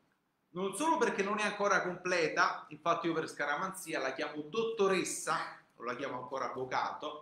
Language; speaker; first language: Italian; native; Italian